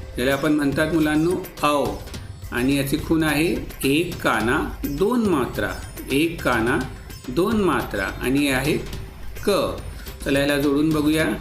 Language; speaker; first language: Marathi; non-native, local second language; Urdu